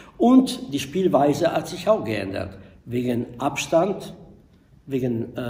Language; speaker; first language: German; non-native, fluent; Italian